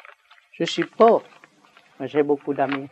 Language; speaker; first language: French; non-native, learner; Vietnamese